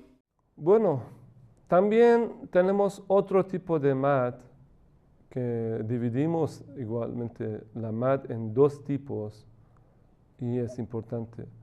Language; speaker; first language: Spanish; non-native, fluent; Persian